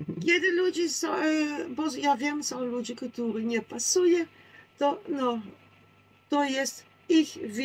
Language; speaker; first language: Polish; non-native, learner; Dutch